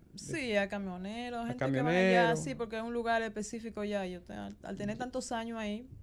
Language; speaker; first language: Spanish; native; Spanish